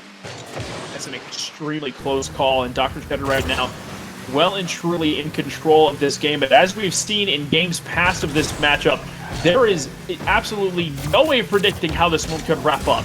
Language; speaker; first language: English; native; English